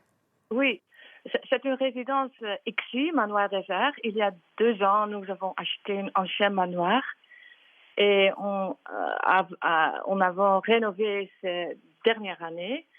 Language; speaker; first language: French; non-native, learner; Dutch